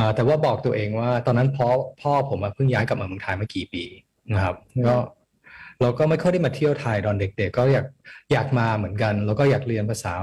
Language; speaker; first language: Thai; early bilingual, heritage; Thai